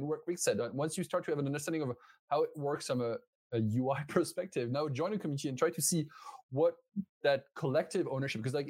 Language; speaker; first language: English; non-native, fluent; French